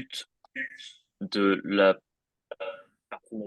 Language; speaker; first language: French; non-native, fluent; English